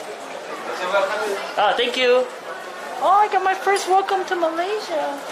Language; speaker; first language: English; early bilingual, other home language; Chinese